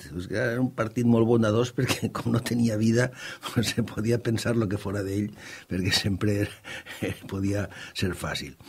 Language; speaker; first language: Catalan; native; Catalan